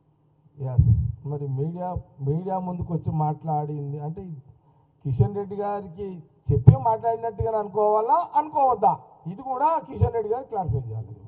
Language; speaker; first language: Telugu; native; Telugu